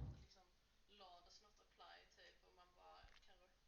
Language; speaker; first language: Swedish; native; Swedish